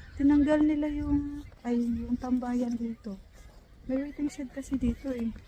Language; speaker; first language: Filipino; native; Filipino